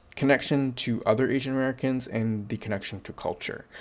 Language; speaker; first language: English; early bilingual, other home language; Chinese